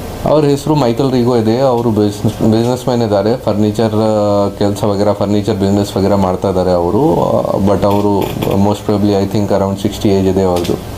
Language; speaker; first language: Kannada; non-native, fluent; Hindi